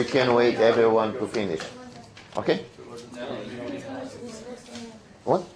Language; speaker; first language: English; non-native, fluent; Spanish